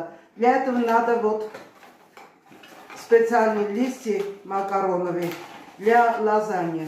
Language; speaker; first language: Russian; non-native, fluent; Armenian